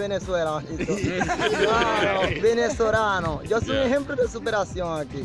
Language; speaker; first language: Spanish; native; Spanish